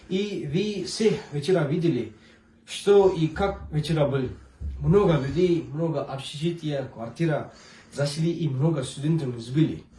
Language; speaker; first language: Russian; non-native, learner; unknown